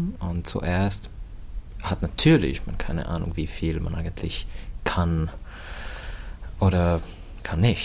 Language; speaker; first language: German; non-native, fluent; Finnish